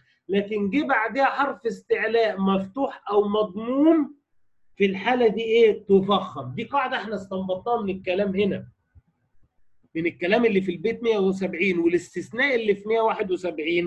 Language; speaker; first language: Arabic; native; Arabic